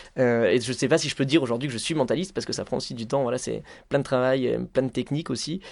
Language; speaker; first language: French; native; French